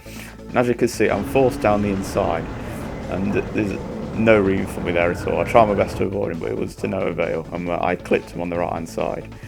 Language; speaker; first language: English; native; English